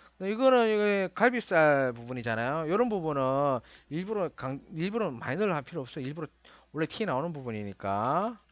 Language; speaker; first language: Korean; native; Korean